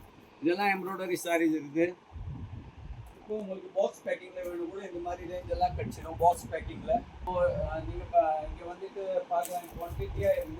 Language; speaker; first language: Tamil; non-native, fluent; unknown